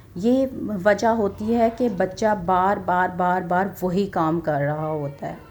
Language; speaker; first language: Urdu; native; Urdu